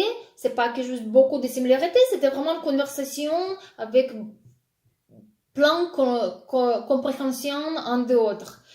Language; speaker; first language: French; non-native, fluent; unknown